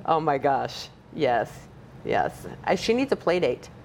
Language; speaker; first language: English; native; English